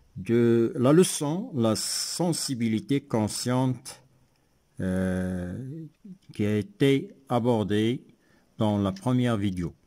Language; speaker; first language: French; non-native, local second language; Arabic